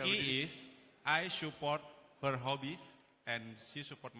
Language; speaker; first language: English; non-native, learner; Indonesian